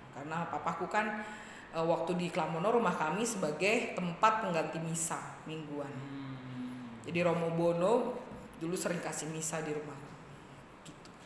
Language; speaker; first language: Indonesian; native; Indonesian